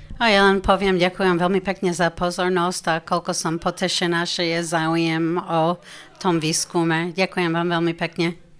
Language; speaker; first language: Slovak; non-native, fluent; English